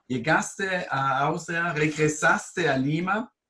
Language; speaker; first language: Spanish; non-native, fluent; German